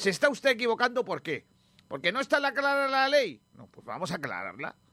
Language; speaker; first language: Spanish; native; Spanish